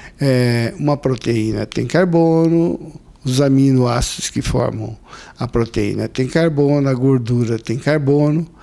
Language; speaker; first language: Portuguese; native; Portuguese